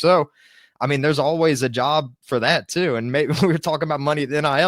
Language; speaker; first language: English; native; English